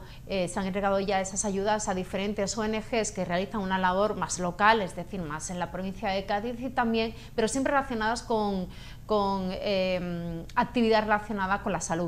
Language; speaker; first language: Spanish; native; Spanish